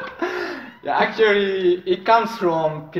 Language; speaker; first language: English; non-native, learner; Japanese